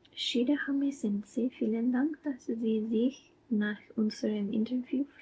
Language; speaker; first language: German; non-native, learner; English